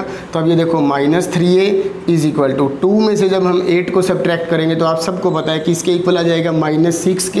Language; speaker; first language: Hindi; native; Hindi